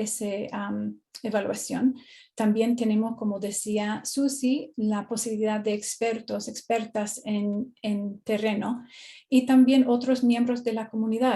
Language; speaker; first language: Spanish; non-native, fluent; English